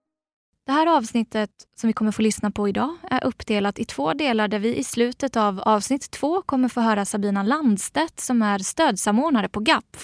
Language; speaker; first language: Swedish; native; Swedish